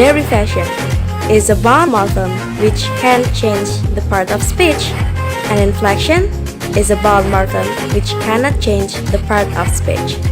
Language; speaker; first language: English; non-native, learner; Indonesian